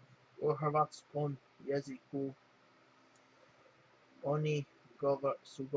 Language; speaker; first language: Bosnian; non-native, learner; English